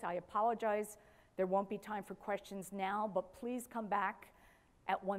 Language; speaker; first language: English; native; English